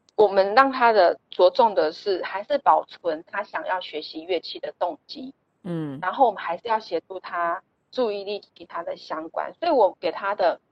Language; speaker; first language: Chinese; native; Chinese